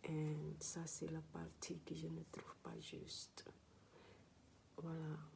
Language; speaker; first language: French; non-native, learner; Dutch